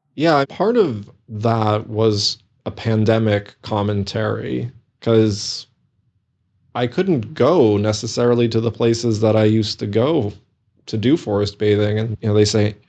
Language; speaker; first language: English; native; English